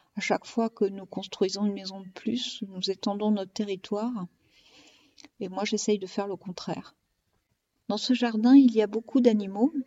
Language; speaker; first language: French; native; French